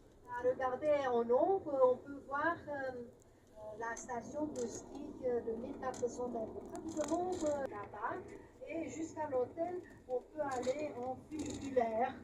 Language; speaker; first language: French; non-native, fluent; Romanian